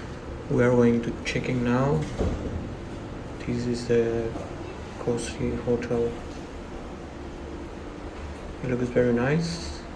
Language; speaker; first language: English; non-native, learner; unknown